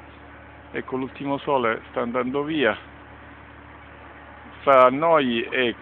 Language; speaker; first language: Italian; native; Italian